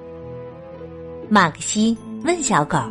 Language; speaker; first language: Chinese; native; Chinese